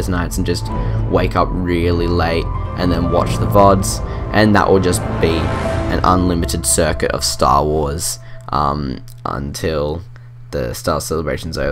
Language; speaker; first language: English; native; English